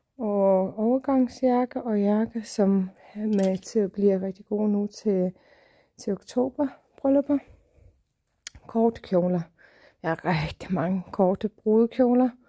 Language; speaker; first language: Danish; non-native, fluent; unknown